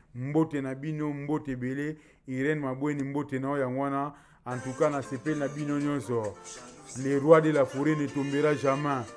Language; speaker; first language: French; non-native, local second language; Lingala